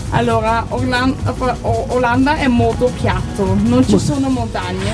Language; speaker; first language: Italian; non-native, fluent; Dutch